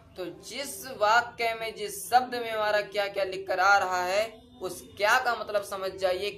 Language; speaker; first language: Hindi; native; Hindi